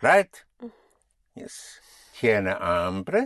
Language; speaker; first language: Spanish; non-native, fluent; English